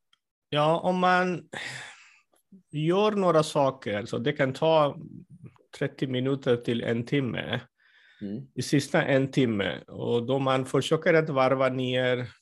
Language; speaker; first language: Swedish; non-native, fluent; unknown